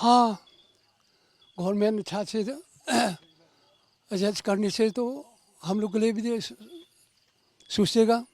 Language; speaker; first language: Hindi; non-native, local second language; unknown